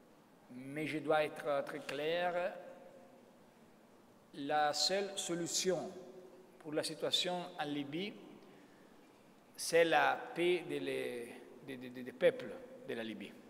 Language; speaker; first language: French; non-native, fluent; Italian